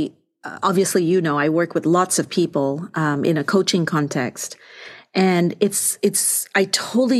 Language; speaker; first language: English; non-native, local second language; Malay